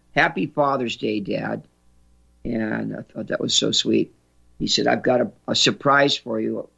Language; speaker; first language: English; native; English